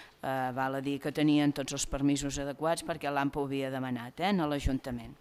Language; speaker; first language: Catalan; native; Catalan